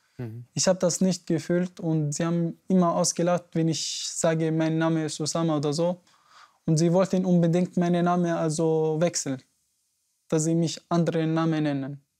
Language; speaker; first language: German; non-native, learner; Arabic